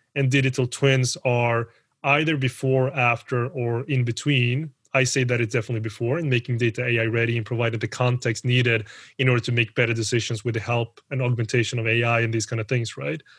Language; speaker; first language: English; early bilingual, other home language; Spanish